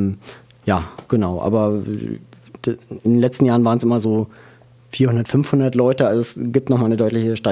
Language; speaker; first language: German; native; German